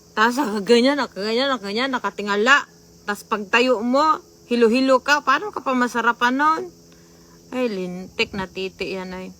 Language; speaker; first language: Filipino; non-native, local second language; Cebuano